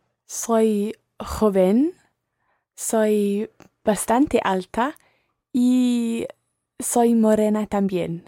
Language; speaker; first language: Spanish; non-native, learner; English